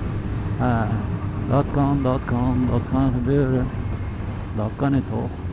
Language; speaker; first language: Dutch; non-native, fluent; Turkish